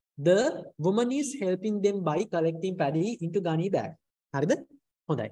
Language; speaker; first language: English; non-native, local second language; Sinhala